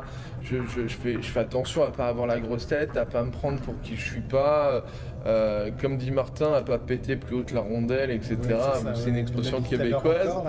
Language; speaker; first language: French; native; French